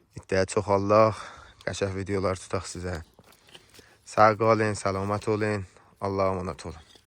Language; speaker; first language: Azerbaijani; native; Azerbaijani